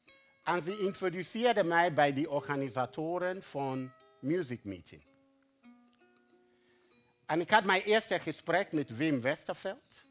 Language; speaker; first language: Dutch; non-native, fluent; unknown